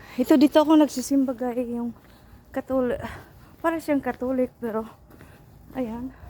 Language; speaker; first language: Filipino; non-native, local second language; Bikol